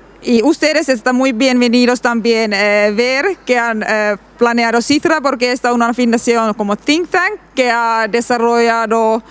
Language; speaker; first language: Spanish; non-native, learner; Finnish